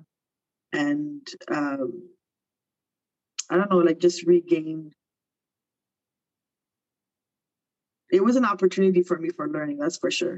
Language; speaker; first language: English; early bilingual, other home language; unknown